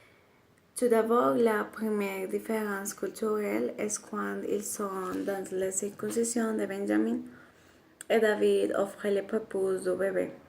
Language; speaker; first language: French; non-native, learner; Spanish